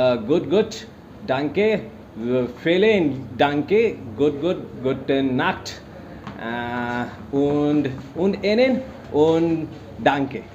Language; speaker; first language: German; non-native, learner; Hindi